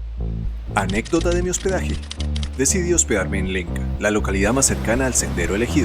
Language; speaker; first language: Spanish; native; Spanish